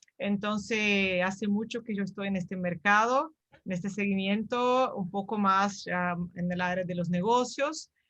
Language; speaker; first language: Spanish; non-native, fluent; Portuguese